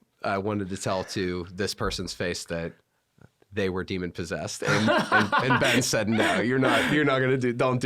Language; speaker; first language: English; native; English